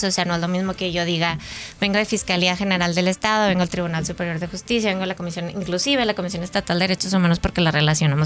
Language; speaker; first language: Spanish; native; Spanish